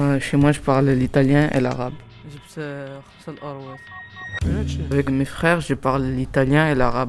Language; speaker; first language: French; early bilingual, other home language; Italian